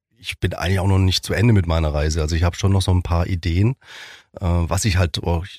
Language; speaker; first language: German; native; German